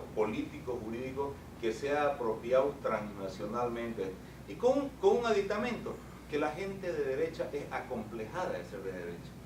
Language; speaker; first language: Spanish; native; Spanish